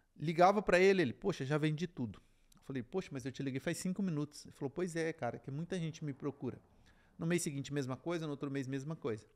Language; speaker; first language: Portuguese; native; Portuguese